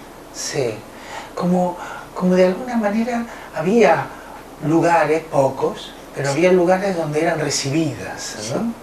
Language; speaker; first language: Spanish; native; Spanish